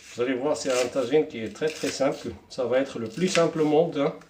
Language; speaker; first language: French; non-native, local second language; Arabic